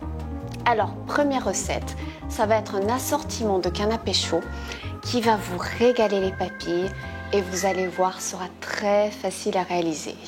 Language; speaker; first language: French; native; French